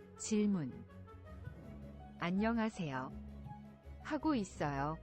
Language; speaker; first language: Korean; non-native, learner; English